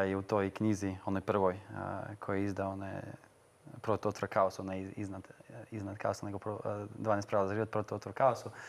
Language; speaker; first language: Croatian; native; Croatian